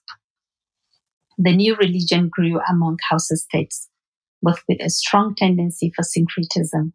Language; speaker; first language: English; non-native, local second language; Hausa